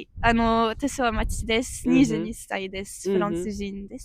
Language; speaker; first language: Japanese; non-native, learner; French